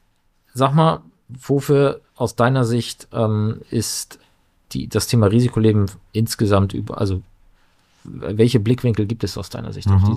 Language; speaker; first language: German; native; German